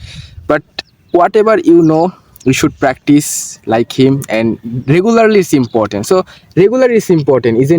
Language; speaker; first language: English; non-native, learner; Bangla